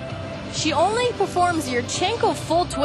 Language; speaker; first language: English; native; English